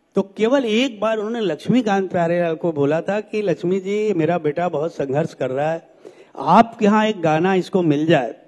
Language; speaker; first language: Hindi; native; Hindi